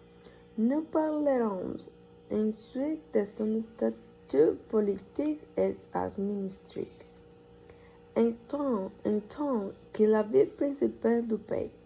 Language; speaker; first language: French; non-native, learner; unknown